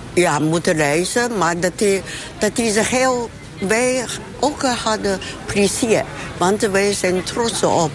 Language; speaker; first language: Dutch; non-native, learner; Chinese